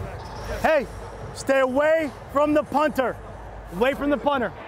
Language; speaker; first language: English; native; English